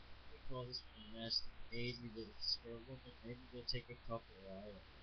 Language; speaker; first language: English; native; English